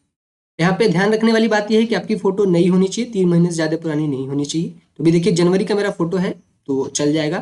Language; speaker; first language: Hindi; native; Hindi